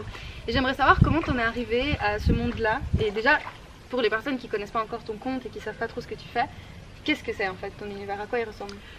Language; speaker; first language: French; native; French